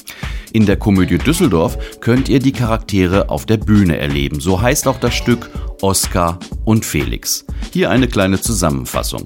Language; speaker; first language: German; native; German